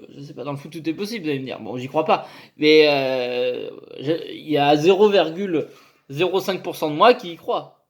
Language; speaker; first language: French; native; French